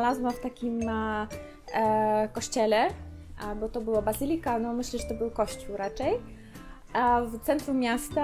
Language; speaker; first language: Polish; non-native, fluent; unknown